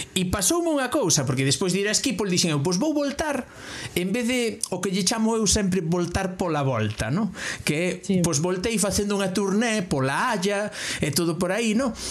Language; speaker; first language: Galician; non-native, local second language; Spanish